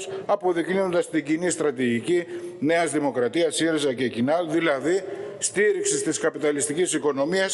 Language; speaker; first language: Greek; native; Greek